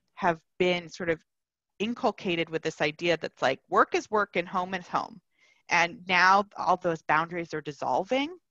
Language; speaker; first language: English; native; English